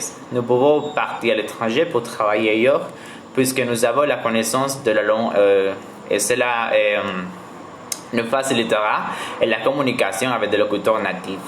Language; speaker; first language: French; non-native, learner; Spanish